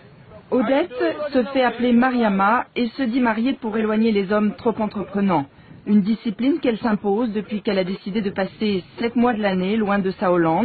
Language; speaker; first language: French; native; French